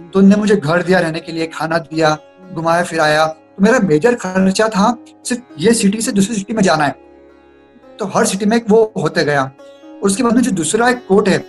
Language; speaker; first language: Hindi; non-native, local second language; Marathi